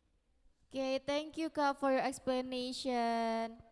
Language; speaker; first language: English; non-native, learner; Indonesian